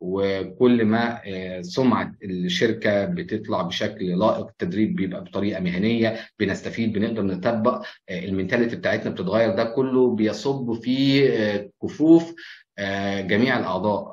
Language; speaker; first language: Arabic; native; Arabic